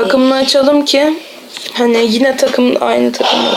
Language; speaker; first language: Turkish; native; Turkish